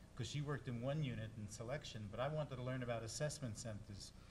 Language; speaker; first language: English; native; English